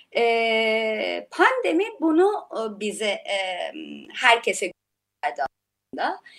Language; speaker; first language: Turkish; non-native, fluent; Persian